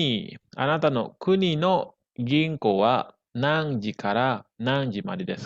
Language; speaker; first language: Japanese; non-native, fluent; Indonesian